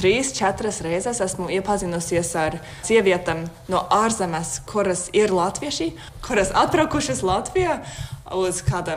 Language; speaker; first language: Latvian; non-native, fluent; English